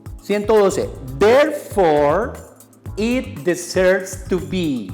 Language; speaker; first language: English; non-native, fluent; Spanish